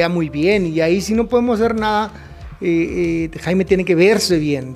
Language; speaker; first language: Spanish; native; Spanish